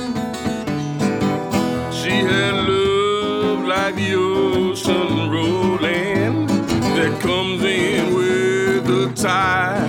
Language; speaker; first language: English; native; English